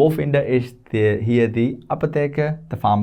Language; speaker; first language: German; non-native, fluent; Hindi